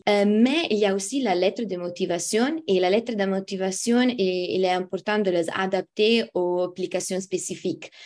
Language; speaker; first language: French; non-native, fluent; Italian